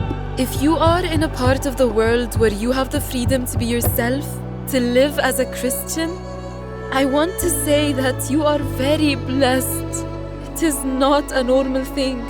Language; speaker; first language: English; non-native, fluent; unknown